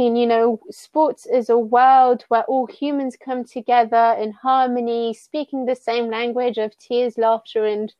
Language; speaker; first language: English; early bilingual, other home language; Persian